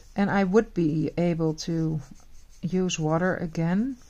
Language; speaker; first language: English; non-native, fluent; Dutch